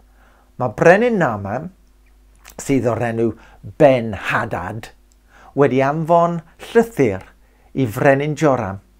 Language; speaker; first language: Welsh; non-native, local second language; English